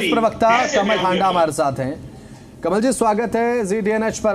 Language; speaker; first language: Hindi; native; Hindi